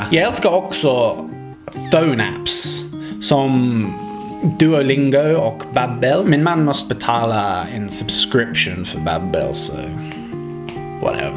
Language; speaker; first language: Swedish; non-native, learner; English